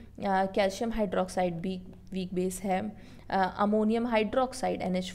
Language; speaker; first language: Hindi; native; Hindi